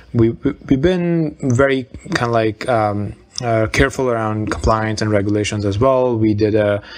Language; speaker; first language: English; non-native, local second language; Urdu